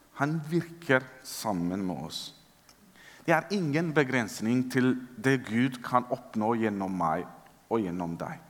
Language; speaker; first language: Norwegian; non-native, fluent; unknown